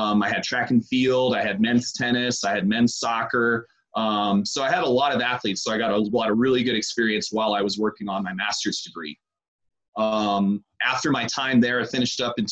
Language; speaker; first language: English; native; English